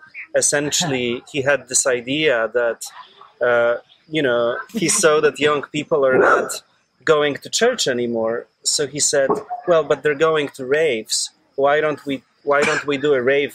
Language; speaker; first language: English; non-native, fluent; Polish